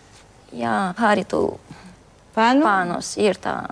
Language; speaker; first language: Greek; non-native, learner; Romanian